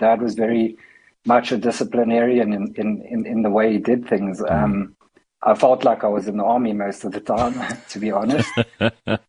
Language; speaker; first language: English; native; English